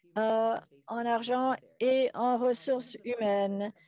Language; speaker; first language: French; non-native, fluent; English